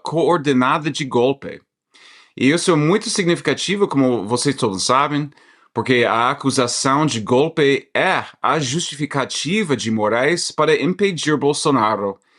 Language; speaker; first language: Portuguese; non-native, fluent; English